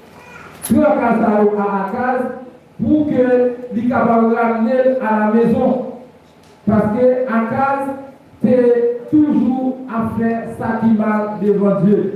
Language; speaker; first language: French; non-native, local second language; Haitian Creole